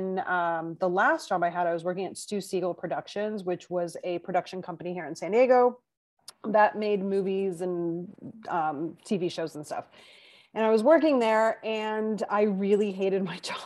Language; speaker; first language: English; non-native, fluent; Spanish